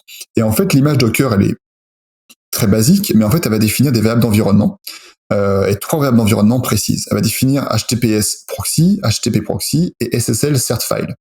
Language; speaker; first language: French; native; French